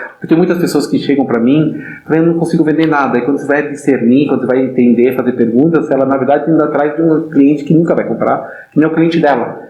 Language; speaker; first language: Portuguese; non-native, fluent; German